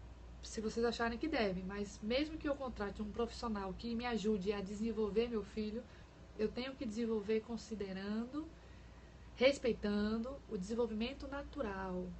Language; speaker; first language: Portuguese; native; Portuguese